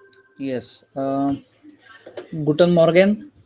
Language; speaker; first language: German; non-native, fluent; Hindi